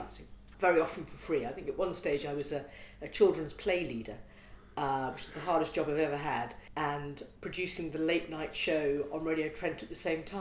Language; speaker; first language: English; native; English